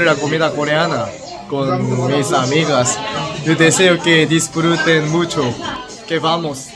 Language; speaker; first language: Spanish; non-native, learner; Korean